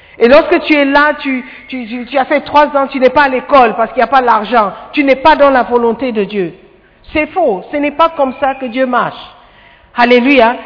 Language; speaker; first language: French; non-native, fluent; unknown